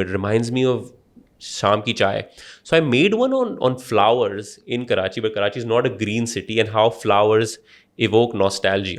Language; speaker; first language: English; non-native, local second language; Urdu